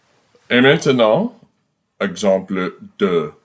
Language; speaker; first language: French; non-native, fluent; English